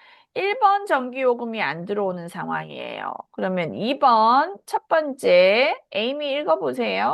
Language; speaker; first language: Korean; native; Korean